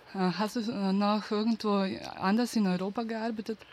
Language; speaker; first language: German; non-native, learner; Slovenian